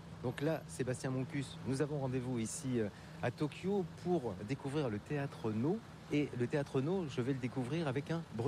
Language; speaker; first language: French; native; French